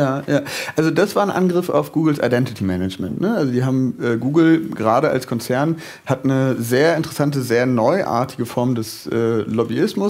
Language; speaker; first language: German; native; German